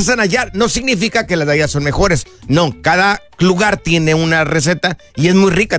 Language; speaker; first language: Spanish; native; Spanish